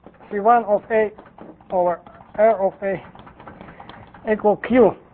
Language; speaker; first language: English; non-native, fluent; Russian